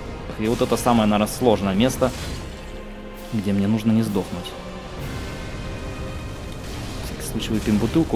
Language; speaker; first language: Russian; native; Russian